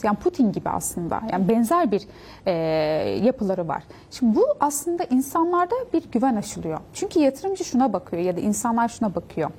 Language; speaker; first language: Turkish; native; Turkish